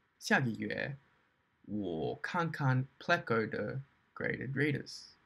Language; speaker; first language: Chinese; non-native, learner; English